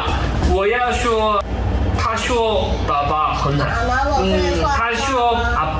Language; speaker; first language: Chinese; non-native, learner; Korean